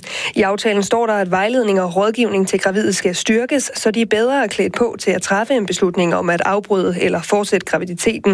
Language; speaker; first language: Danish; native; Danish